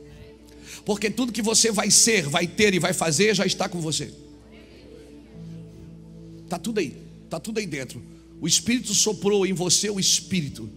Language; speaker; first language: Portuguese; native; Portuguese